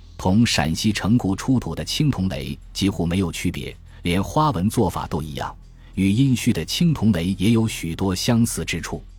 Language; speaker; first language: Chinese; native; Chinese